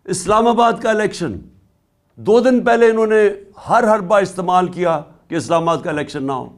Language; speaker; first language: Urdu; native; Urdu